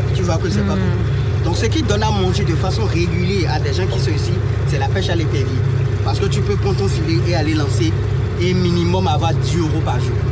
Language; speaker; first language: French; non-native, local second language; Fon